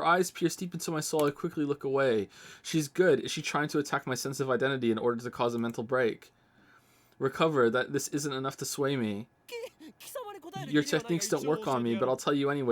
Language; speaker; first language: English; native; English